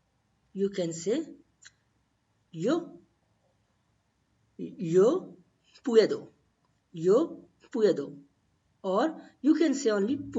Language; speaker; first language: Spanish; non-native, fluent; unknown